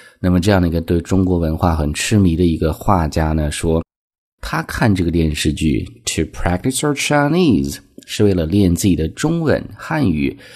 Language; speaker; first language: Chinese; native; Chinese